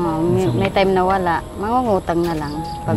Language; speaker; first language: Filipino; non-native, local second language; Bikol